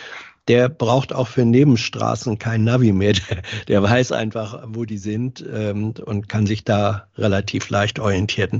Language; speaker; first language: German; native; German